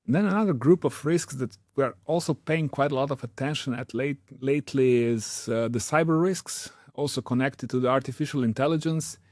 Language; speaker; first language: English; non-native, fluent; Slovenian